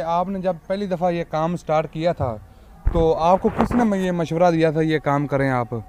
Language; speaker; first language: Urdu; non-native, local second language; Punjabi